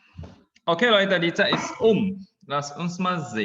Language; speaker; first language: German; non-native, fluent; Indonesian